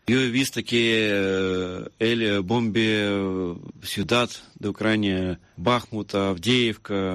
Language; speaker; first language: Spanish; non-native, learner; Russian